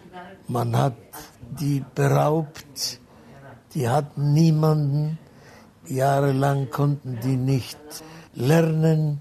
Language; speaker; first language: German; non-native, fluent; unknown